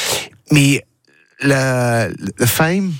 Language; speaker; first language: French; non-native, learner; English